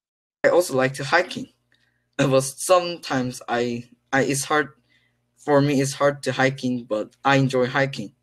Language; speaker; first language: English; non-native, learner; Korean